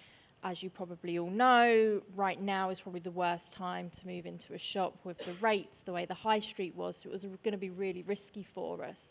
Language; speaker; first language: English; native; English